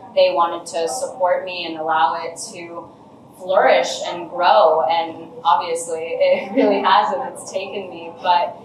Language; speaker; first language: English; native; English